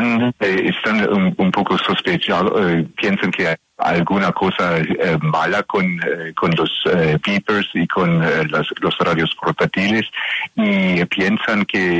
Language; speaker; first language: Spanish; non-native, learner; English